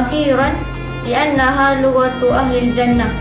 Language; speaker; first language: Arabic; non-native, learner; Malay